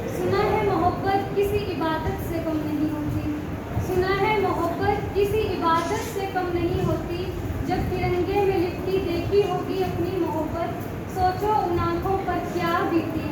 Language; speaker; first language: Hindi; native; Hindi